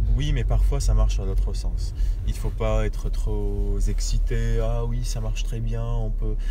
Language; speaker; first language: French; non-native, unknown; Arabic